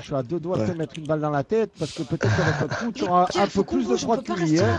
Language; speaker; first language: French; native; French